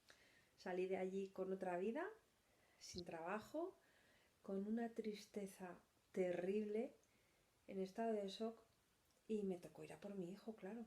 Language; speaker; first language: Spanish; native; Spanish